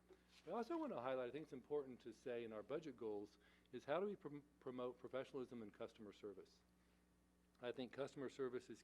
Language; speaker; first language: English; native; English